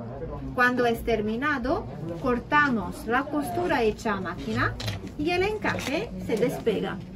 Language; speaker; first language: Spanish; non-native, fluent; Italian